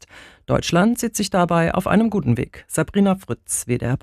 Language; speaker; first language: German; native; German